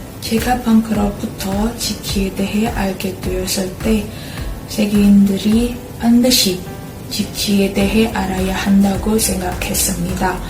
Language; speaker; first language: Korean; non-native, fluent; Indonesian